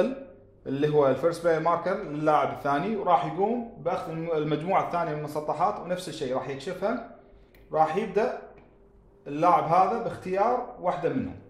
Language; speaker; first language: Arabic; native; Arabic